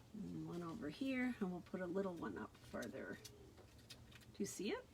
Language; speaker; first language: English; native; English